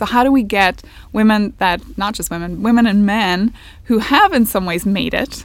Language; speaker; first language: English; native; English